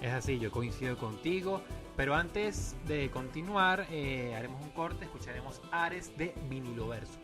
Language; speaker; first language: Spanish; native; Spanish